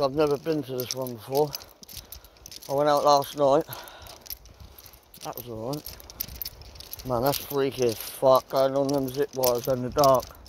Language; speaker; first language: English; native; English